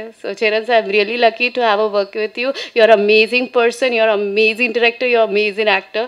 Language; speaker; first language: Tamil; non-native, fluent; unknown